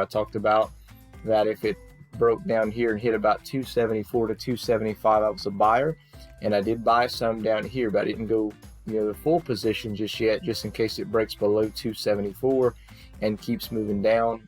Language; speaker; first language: English; native; English